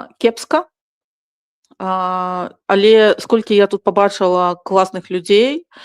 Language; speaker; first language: Belarusian; non-native, local second language; Russian